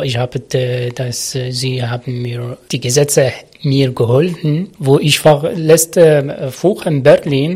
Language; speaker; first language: German; non-native, learner; Arabic